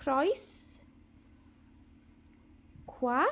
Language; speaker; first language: French; non-native, fluent; Welsh